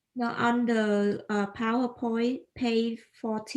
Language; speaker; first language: English; non-native, learner; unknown